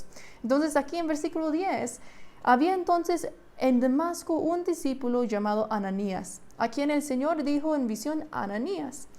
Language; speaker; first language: Spanish; non-native, fluent; English